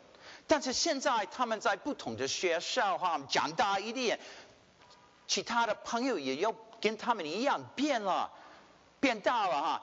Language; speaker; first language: Chinese; early bilingual, heritage; Chinese